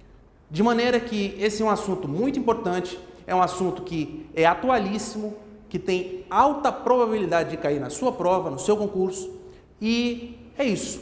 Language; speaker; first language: Portuguese; native; Portuguese